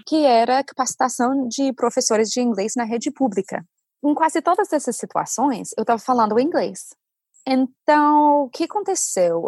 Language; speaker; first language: Portuguese; non-native, fluent; English